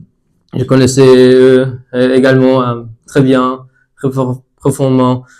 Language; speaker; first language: French; non-native, learner; Spanish